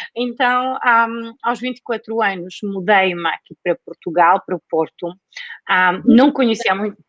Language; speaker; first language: Portuguese; non-native, fluent; Polish